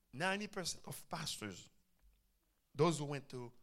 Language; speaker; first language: English; non-native, fluent; Haitian Creole